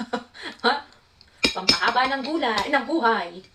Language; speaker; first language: Filipino; non-native, learner; Hebrew